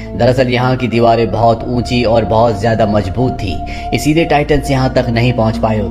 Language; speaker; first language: Hindi; native; Hindi